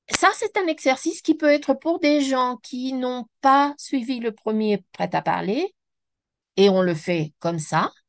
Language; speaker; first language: French; non-native, fluent; Spanish